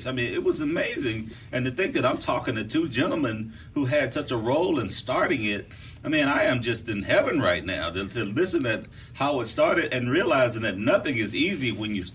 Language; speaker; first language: English; native; English